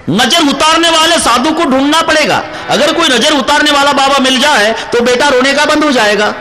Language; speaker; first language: Hindi; non-native, local second language; Marathi